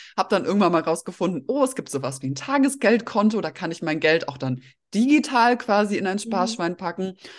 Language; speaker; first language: German; early bilingual, other home language; Russian